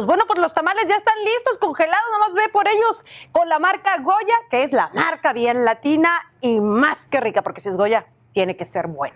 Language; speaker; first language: Spanish; native; Spanish